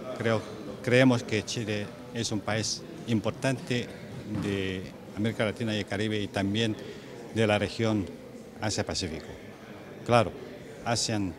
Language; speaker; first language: Spanish; non-native, fluent; Chinese